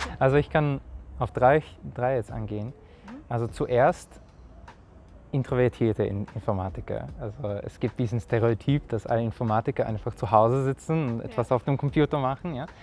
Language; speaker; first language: German; non-native, fluent; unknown